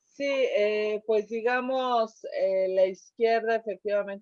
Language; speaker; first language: Spanish; native; Spanish